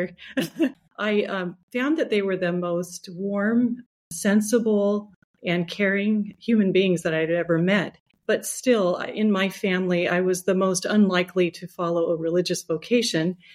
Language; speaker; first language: English; native; English